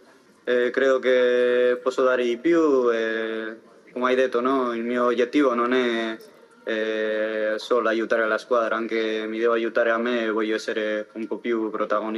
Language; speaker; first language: Italian; non-native, fluent; Spanish